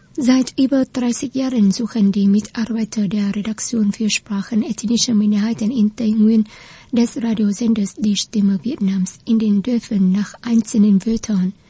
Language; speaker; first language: German; non-native, fluent; Vietnamese